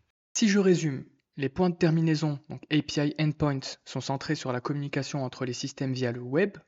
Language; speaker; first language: French; native; French